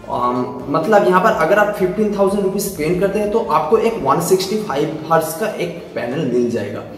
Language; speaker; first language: Hindi; non-native, local second language; Bangla